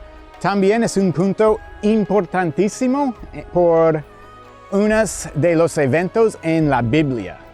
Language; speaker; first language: Spanish; non-native, fluent; English